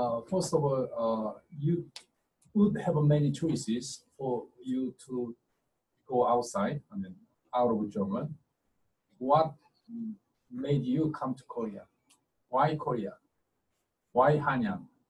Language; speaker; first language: English; non-native, fluent; Korean